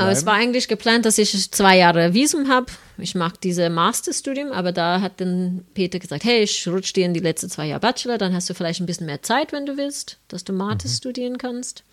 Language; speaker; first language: German; non-native, fluent; English